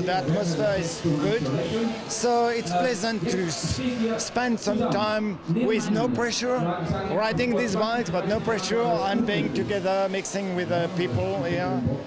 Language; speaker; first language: English; non-native, fluent; French